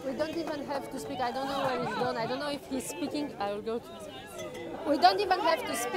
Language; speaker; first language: English; non-native, fluent; French